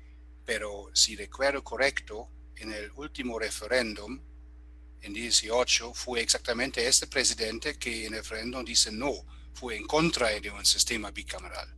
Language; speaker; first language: Spanish; non-native, fluent; German